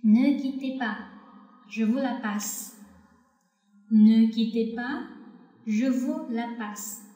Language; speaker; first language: French; non-native, fluent; Chinese